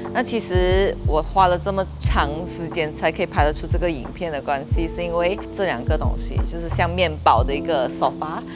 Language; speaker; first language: Chinese; native; Chinese